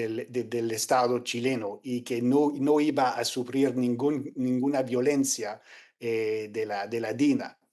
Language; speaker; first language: Spanish; non-native, fluent; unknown